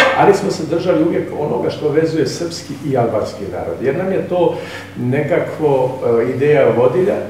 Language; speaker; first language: Serbian; non-native, local second language; Albanian